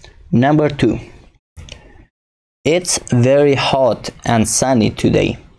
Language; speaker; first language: English; non-native, fluent; Persian